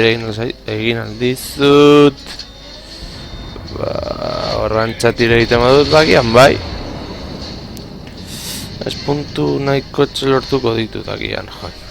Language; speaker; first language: Basque; non-native, local second language; Spanish